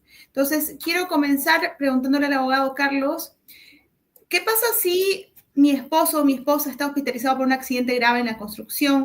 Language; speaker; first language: Spanish; native; Spanish